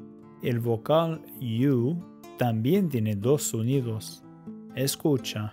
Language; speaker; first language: Spanish; non-native, fluent; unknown